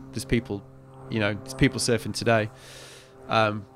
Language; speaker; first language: English; native; English